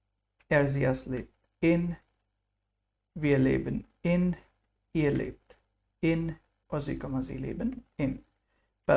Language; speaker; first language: German; non-native, fluent; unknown